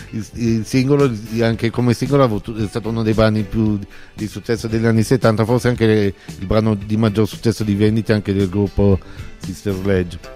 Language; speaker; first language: Italian; native; Italian